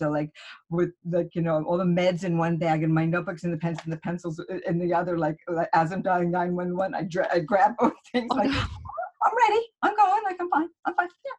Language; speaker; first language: English; native; English